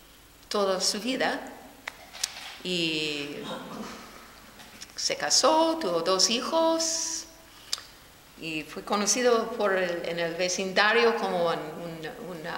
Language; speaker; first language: Spanish; non-native, fluent; English